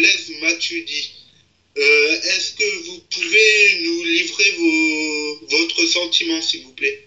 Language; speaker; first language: French; native; French